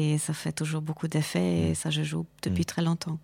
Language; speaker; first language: French; non-native, fluent; Hungarian